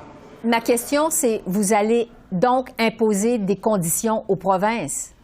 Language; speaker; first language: French; native; French